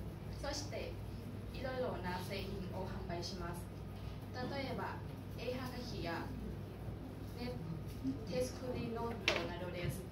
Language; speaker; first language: Japanese; non-native, learner; Thai